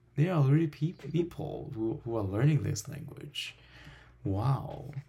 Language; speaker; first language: English; non-native, fluent; Min Nan Chinese